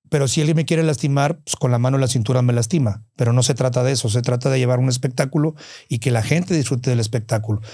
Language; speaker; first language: Spanish; native; Spanish